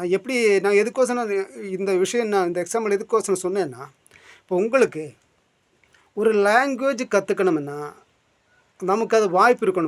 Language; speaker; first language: Tamil; non-native, local second language; Malayalam